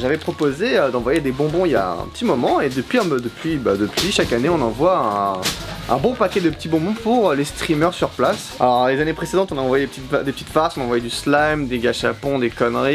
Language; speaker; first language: French; native; French